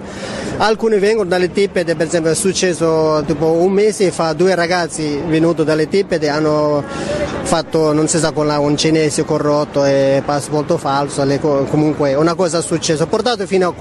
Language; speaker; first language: Italian; non-native, fluent; Tibetan